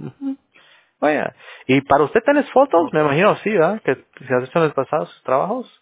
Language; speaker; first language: Spanish; early bilingual, heritage; English